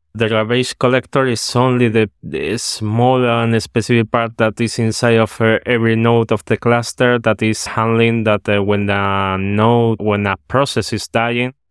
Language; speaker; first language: English; non-native, fluent; Spanish